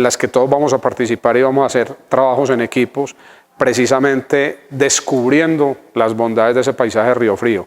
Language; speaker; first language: Spanish; native; Spanish